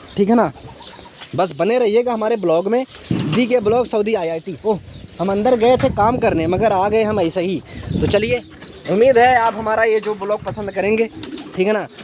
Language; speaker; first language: Hindi; native; Hindi